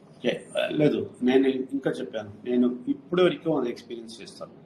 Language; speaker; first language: Telugu; non-native, learner; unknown